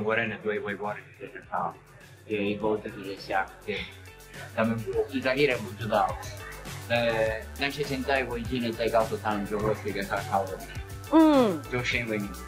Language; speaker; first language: Chinese; non-native, learner; Italian